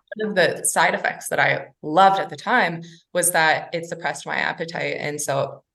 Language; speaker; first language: English; native; English